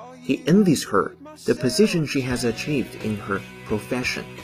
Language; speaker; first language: English; non-native, fluent; Chinese